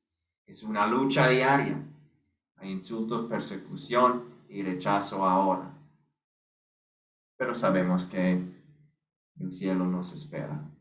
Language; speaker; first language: Spanish; non-native, fluent; English